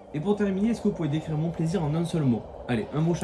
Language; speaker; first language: French; native; French